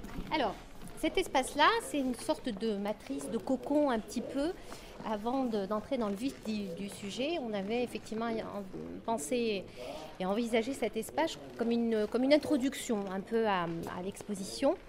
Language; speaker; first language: French; native; French